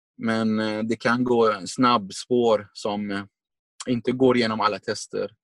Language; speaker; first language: Swedish; non-native, fluent; Arabic